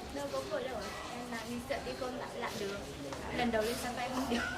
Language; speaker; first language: Vietnamese; non-native, local second language; Hmong